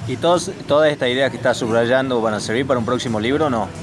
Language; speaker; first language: Spanish; native; Spanish